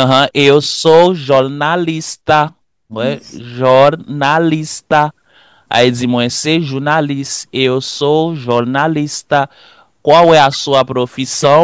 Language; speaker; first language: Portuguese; non-native, fluent; Haitian Creole